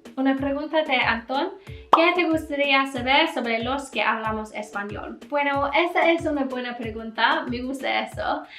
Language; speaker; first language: Spanish; non-native, learner; English